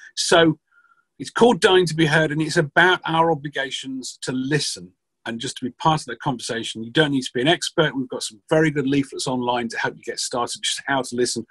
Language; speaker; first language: English; native; English